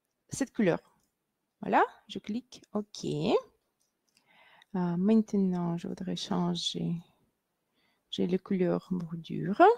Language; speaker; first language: French; non-native, fluent; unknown